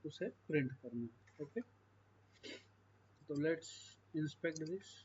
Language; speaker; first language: Hindi; non-native, local second language; Marathi